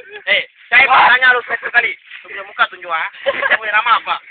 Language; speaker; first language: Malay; non-native, local second language; Tamil